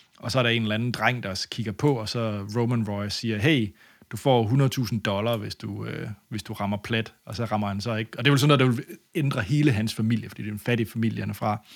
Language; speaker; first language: Danish; native; Danish